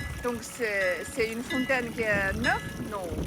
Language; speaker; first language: French; non-native, learner; Chinese